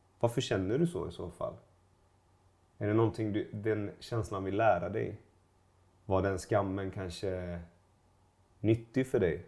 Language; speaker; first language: Swedish; native; Swedish